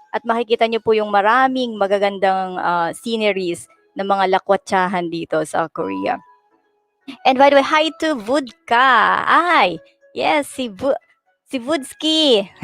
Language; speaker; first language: Filipino; native; Filipino